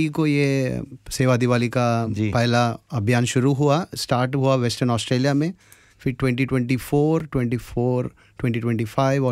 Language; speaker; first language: Hindi; non-native, local second language; Telugu